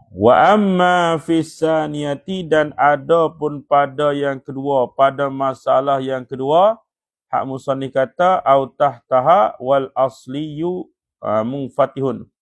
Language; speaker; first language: Malay; native; Malay